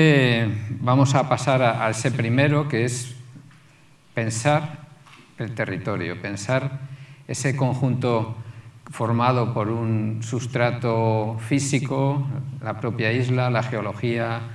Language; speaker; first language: Spanish; native; Spanish